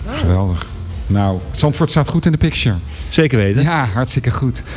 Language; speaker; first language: Dutch; native; Dutch